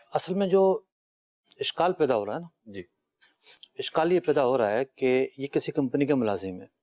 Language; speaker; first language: Urdu; native; Urdu